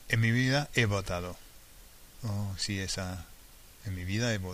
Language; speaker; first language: Spanish; non-native, fluent; English